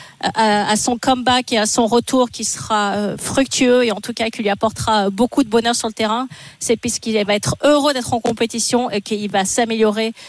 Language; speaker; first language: French; native; French